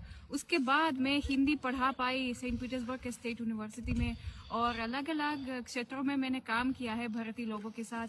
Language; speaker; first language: Hindi; non-native, fluent; Russian